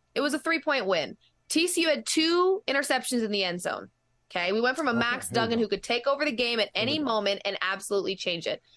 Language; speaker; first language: English; native; English